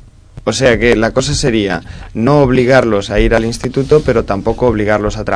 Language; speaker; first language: Spanish; native; Spanish